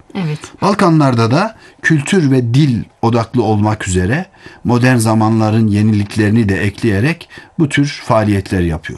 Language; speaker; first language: Turkish; native; Turkish